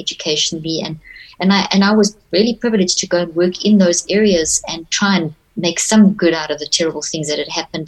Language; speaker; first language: English; native; English